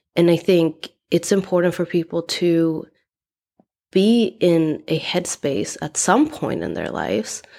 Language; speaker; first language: English; non-native, fluent; Swedish